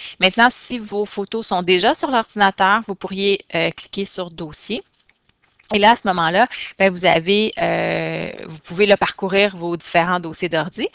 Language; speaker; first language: French; native; French